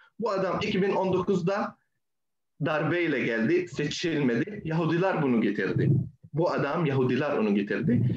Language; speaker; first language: Turkish; non-native, fluent; Arabic